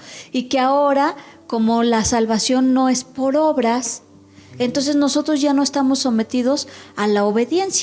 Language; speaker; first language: Spanish; native; Spanish